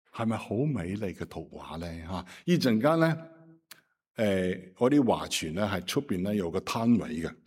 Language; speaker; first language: Cantonese; non-native, fluent; Chinese